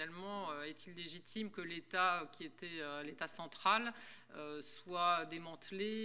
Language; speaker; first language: French; native; French